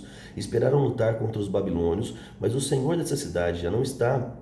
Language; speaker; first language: Portuguese; native; Portuguese